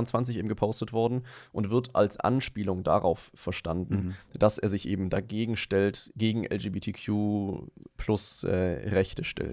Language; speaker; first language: German; native; German